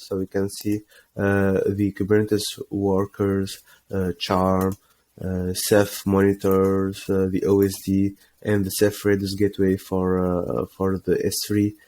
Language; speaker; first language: English; non-native, fluent; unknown